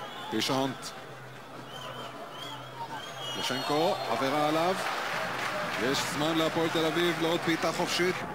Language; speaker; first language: Hebrew; native; Hebrew